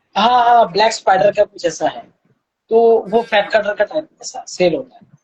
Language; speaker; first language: Hindi; non-native, local second language; Bangla